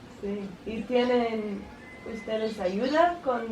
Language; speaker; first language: Spanish; non-native, learner; English